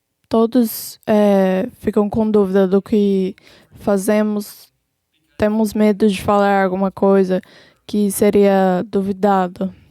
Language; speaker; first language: Portuguese; non-native, fluent; English